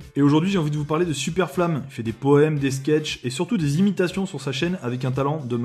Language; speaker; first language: French; native; French